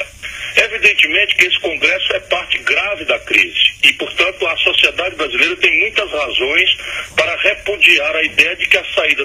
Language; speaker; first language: Portuguese; native; Portuguese